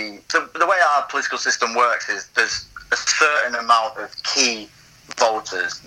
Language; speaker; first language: English; native; English